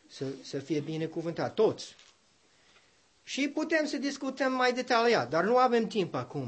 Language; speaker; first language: Romanian; non-native, learner; English